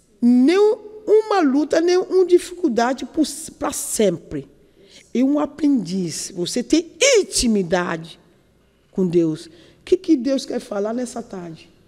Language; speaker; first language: Portuguese; non-native, learner; Yoruba